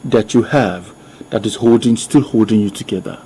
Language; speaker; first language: English; non-native, local second language; Yoruba